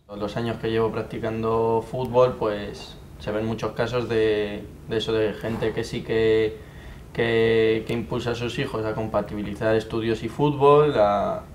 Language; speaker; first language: Spanish; native; Spanish